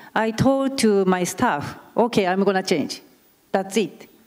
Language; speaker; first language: English; non-native, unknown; Japanese